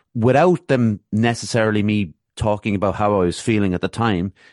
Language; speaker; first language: English; native; English